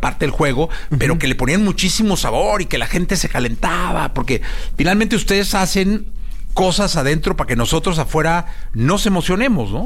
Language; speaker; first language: Spanish; native; Spanish